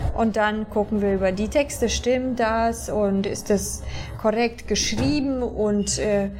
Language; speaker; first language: German; non-native, fluent; Polish